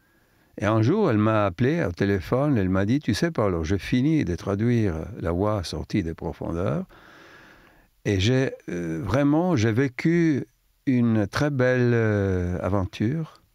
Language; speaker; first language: French; non-native, fluent; Italian